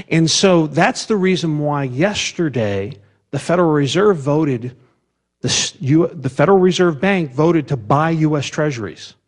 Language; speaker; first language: English; native; English